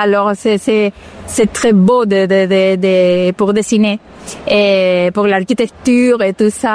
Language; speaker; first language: French; non-native, fluent; Spanish